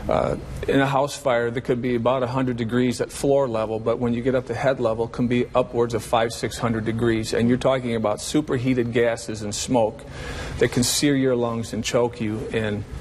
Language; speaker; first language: English; native; English